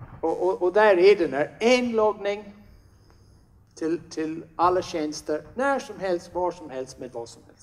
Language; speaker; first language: Swedish; non-native, fluent; English